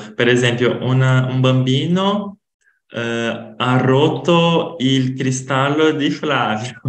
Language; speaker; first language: Italian; non-native, learner; Portuguese